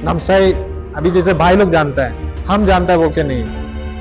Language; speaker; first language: Hindi; non-native, local second language; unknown